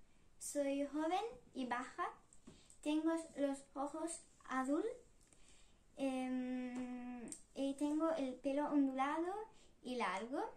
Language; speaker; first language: Spanish; non-native, learner; Italian